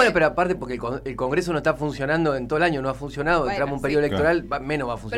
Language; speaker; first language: Spanish; native; Spanish